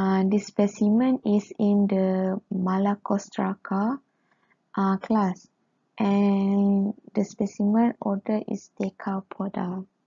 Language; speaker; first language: English; non-native, local second language; Malay